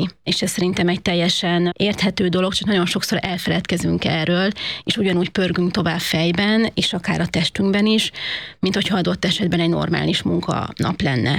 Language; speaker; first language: Hungarian; native; Hungarian